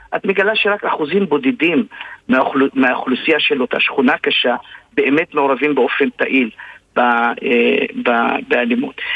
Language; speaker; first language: Hebrew; non-native, local second language; Arabic